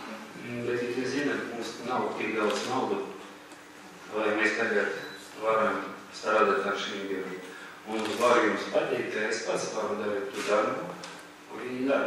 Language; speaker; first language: Latvian; non-native, local second language; Russian